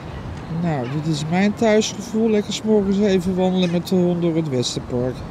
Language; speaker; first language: Dutch; native; Dutch